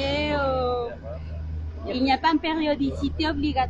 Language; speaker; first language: French; non-native, learner; Spanish